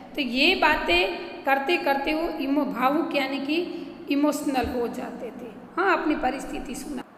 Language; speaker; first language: Hindi; non-native, local second language; Gujarati